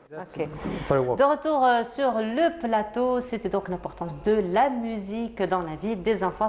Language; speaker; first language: French; native; French